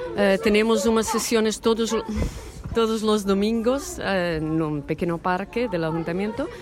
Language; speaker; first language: Spanish; non-native, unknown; Italian